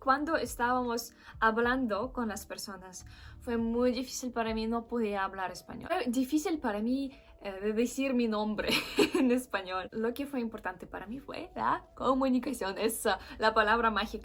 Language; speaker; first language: Spanish; non-native, fluent; Russian